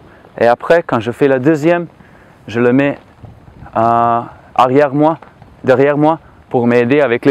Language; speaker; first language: French; non-native, learner; Slovenian